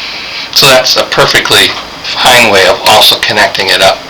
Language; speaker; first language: English; native; English